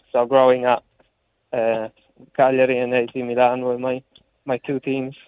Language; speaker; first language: English; early bilingual, heritage; English